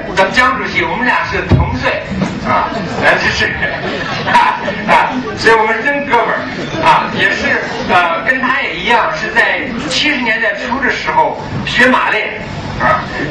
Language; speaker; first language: Chinese; early bilingual, other home language; English